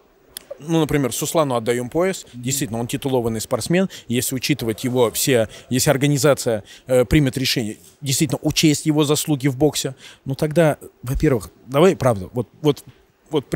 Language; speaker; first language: Russian; native; Russian